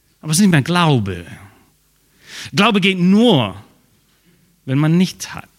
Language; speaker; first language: German; non-native, fluent; English